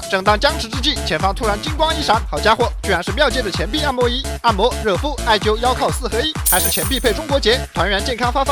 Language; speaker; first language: Chinese; native; Chinese